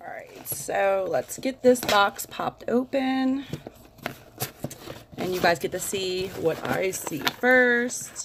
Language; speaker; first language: English; native; English